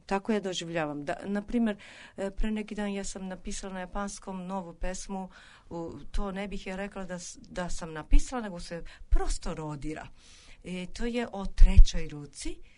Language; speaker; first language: Serbian; non-native, fluent; Japanese